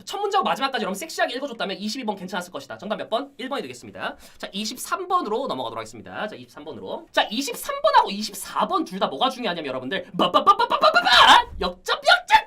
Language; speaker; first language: Korean; native; Korean